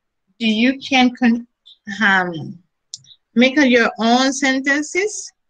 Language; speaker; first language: English; non-native, fluent; Spanish